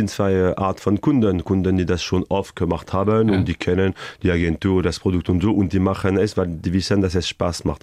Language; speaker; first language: German; non-native, fluent; French